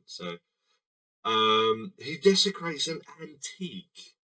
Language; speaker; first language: English; native; English